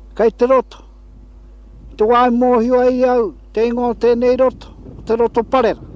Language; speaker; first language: Māori; native; Māori